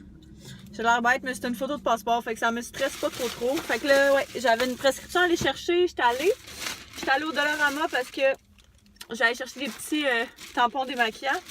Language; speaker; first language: French; native; French